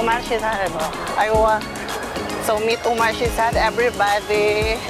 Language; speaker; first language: English; non-native, local second language; Filipino